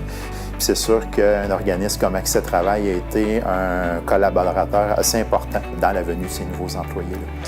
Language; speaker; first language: French; native; French